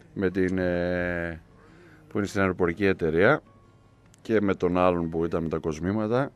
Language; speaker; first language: Greek; native; Greek